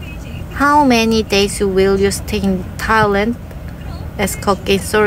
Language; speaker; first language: English; non-native, learner; Korean